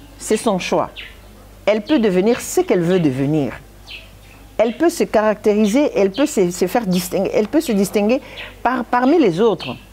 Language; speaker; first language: French; non-native, local second language; Lingala